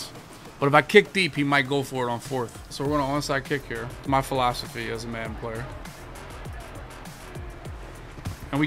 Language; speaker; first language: English; native; English